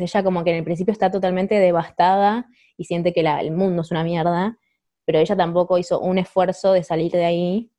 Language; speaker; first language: Spanish; native; Spanish